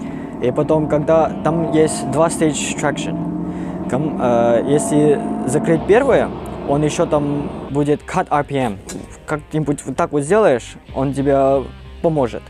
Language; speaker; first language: Russian; non-native, fluent; Cantonese